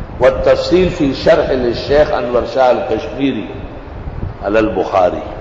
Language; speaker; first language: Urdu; non-native, local second language; Pashto